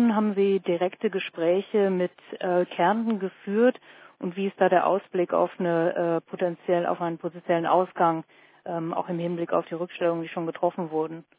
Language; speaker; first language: German; native; German